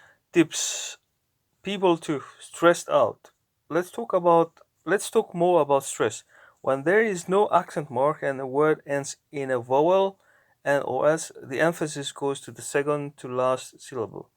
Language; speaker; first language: English; non-native, fluent; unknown